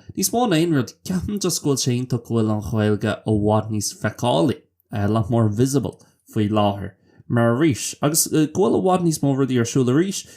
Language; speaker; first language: Irish; non-native, local second language; English